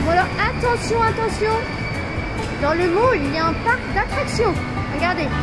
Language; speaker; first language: French; native; French